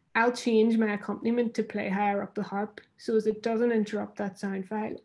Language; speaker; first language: English; native; English